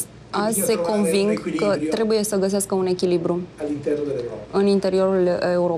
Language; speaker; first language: Romanian; non-native, fluent; Italian